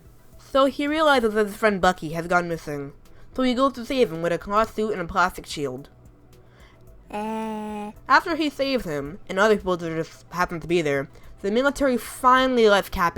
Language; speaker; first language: English; native; English